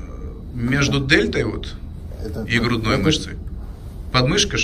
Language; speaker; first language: Russian; native; Russian